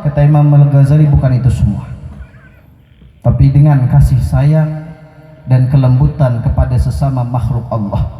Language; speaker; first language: Indonesian; non-native, local second language; Banjar